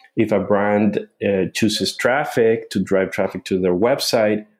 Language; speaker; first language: English; non-native, fluent; Spanish